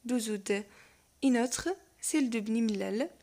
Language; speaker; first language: French; non-native, local second language; Arabic